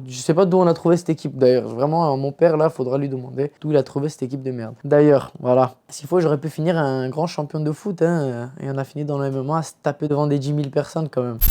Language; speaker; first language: French; early bilingual, other home language; Turkish